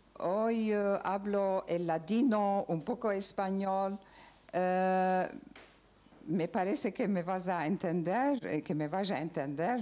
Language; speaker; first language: Spanish; non-native, learner; Ladino